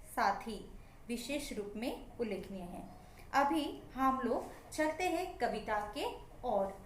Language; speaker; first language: Hindi; non-native, local second language; Assamese